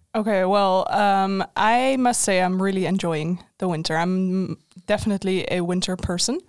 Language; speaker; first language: English; non-native, fluent; Dutch